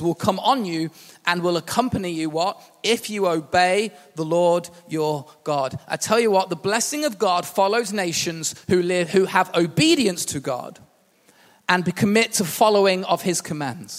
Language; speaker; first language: English; native; English